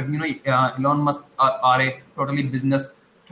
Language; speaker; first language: English; non-native, learner; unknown